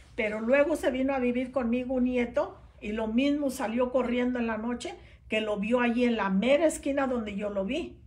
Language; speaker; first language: Spanish; native; Spanish